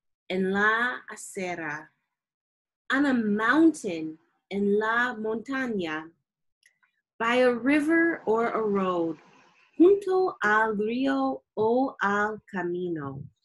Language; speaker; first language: Spanish; non-native, learner; English